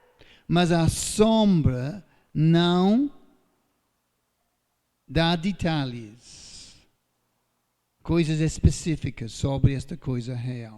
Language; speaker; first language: Portuguese; non-native, fluent; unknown